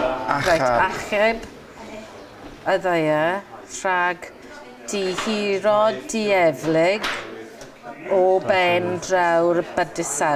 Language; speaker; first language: Welsh; non-native, learner; English